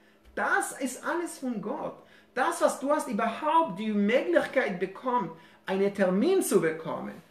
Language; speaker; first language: German; non-native, fluent; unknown